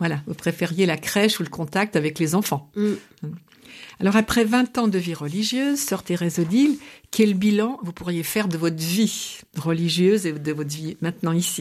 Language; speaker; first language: French; native; French